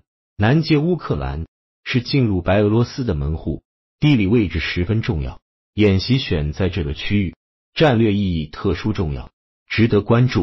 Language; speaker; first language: Chinese; native; Chinese